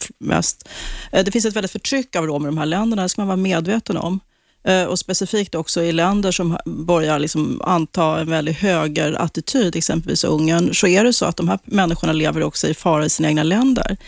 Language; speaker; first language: Swedish; native; Swedish